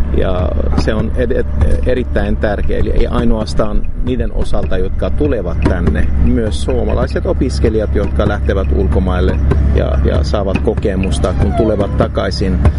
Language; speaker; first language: Finnish; non-native, fluent; Arabic